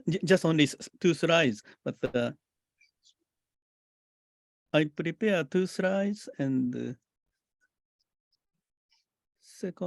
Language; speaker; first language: English; non-native, fluent; Japanese